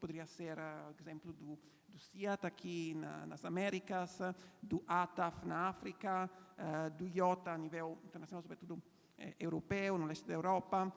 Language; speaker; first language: Portuguese; non-native, fluent; Italian